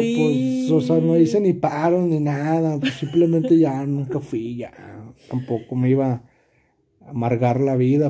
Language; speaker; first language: Spanish; native; Spanish